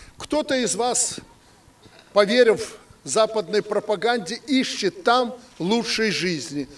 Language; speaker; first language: Russian; native; Russian